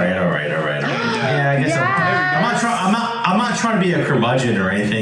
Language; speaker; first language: English; native; English